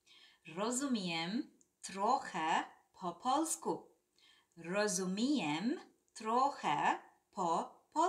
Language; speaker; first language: Polish; non-native, fluent; Sinhala